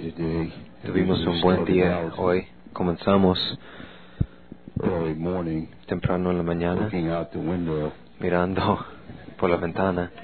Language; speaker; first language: Spanish; non-native, learner; English